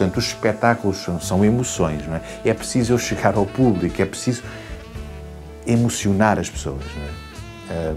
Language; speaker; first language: Portuguese; native; Portuguese